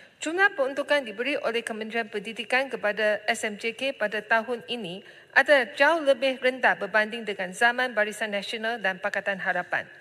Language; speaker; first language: Malay; non-native, local second language; Chinese